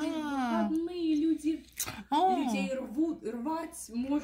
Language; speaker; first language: Russian; early bilingual, heritage; Russian